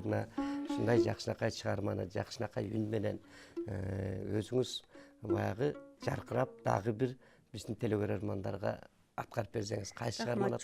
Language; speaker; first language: Kyrgyz; native; Kyrgyz